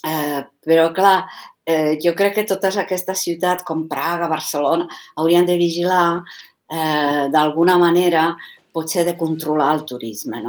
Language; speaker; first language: Catalan; non-native, fluent; Czech